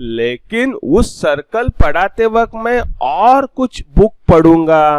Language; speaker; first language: Hindi; non-native, local second language; Marathi